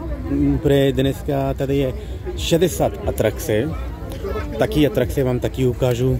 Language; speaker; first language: Czech; non-native, learner; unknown